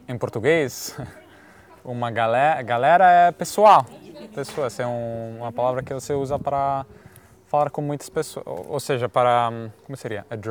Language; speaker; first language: Portuguese; non-native, fluent; Italian